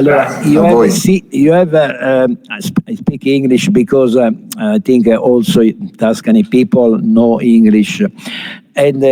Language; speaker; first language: English; non-native, fluent; Italian